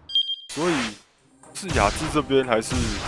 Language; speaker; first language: Chinese; native; Chinese